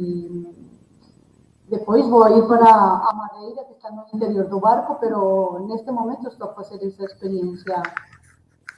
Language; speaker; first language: Portuguese; non-native, learner; Spanish